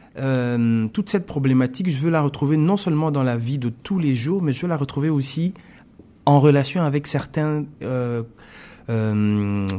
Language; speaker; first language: French; non-native, local second language; Lingala